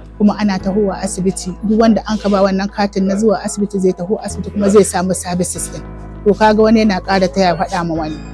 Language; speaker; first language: Hausa; native; Hausa